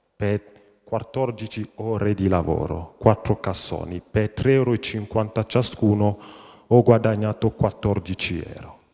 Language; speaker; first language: Italian; non-native, fluent; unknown